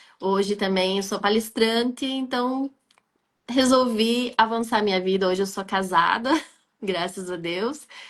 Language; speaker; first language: Portuguese; non-native, fluent; Arabic